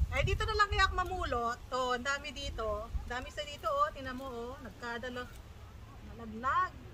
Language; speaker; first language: Filipino; native; Filipino